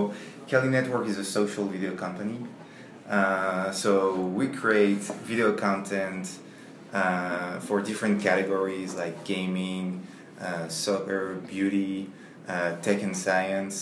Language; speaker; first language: English; non-native, fluent; French